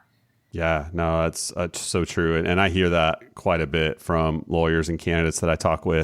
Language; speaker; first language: English; native; English